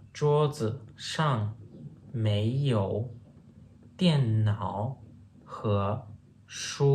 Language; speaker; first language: Chinese; non-native, fluent; Turkmen